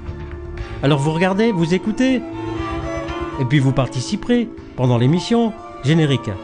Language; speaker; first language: French; native; French